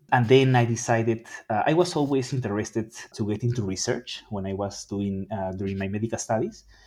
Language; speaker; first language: English; non-native, fluent; Spanish